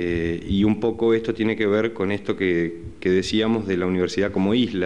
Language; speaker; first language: Spanish; native; Spanish